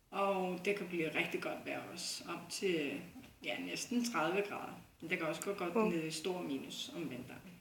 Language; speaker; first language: Danish; non-native, fluent; Icelandic